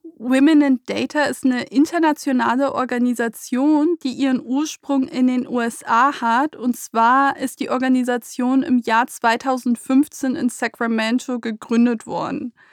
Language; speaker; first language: German; early bilingual, other home language; Persian